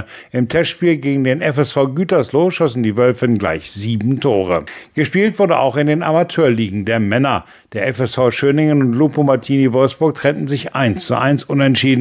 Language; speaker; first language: German; native; German